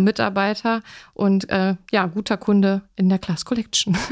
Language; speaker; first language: German; native; German